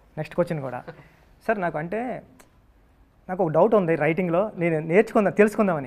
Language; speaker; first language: Telugu; native; Telugu